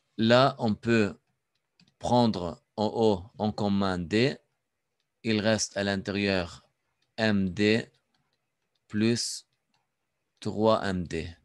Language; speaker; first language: French; non-native, local second language; Arabic